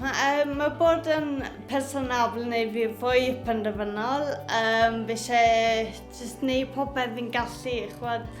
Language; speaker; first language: Welsh; native; Welsh